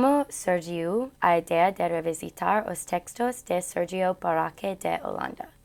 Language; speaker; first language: Portuguese; non-native, learner; English